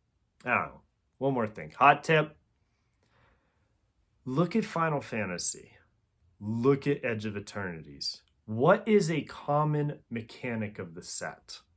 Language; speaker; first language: English; native; English